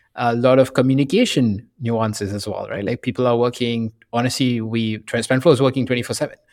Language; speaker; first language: English; non-native, local second language; Tamil